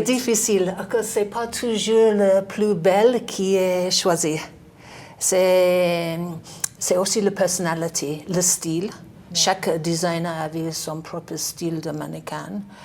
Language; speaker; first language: French; non-native, learner; English